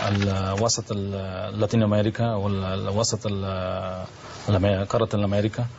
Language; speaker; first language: Arabic; non-native, learner; Spanish